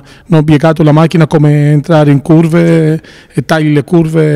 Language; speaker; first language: Italian; non-native, learner; Greek